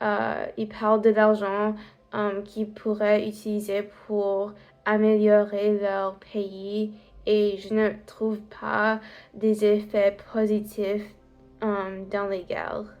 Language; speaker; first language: French; non-native, learner; English